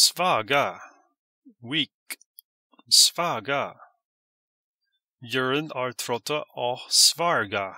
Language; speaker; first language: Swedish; non-native, learner; English